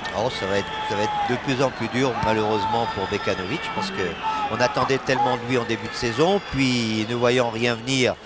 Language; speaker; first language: French; native; French